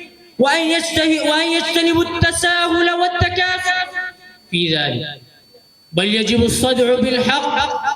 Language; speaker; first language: Arabic; non-native, learner; Urdu